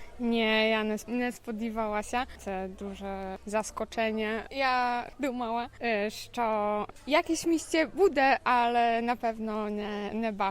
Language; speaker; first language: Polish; non-native, local second language; Ukrainian